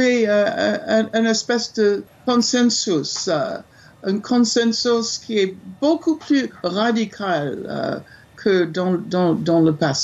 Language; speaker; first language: French; non-native, fluent; English